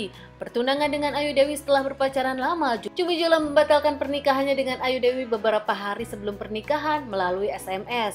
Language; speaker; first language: Indonesian; native; Indonesian